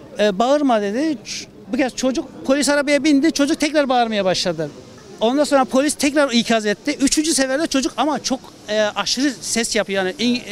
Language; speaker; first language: Turkish; native; Turkish